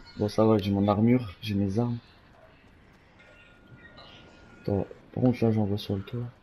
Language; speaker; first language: French; native; French